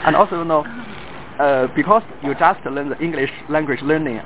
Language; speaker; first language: English; non-native, fluent; Chinese